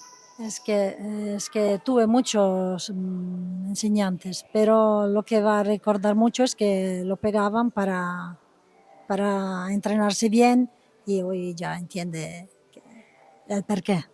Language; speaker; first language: Spanish; non-native, fluent; Italian